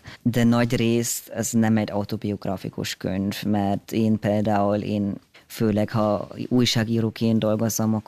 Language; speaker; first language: Hungarian; non-native, fluent; German